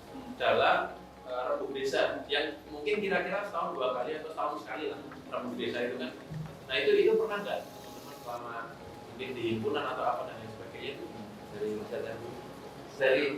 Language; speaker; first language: Indonesian; native; Indonesian